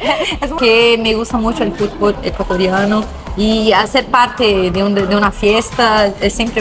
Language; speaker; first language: Spanish; non-native, fluent; Portuguese